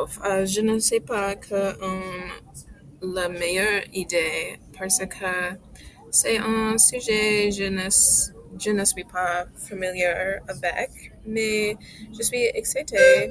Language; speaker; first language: French; non-native, learner; English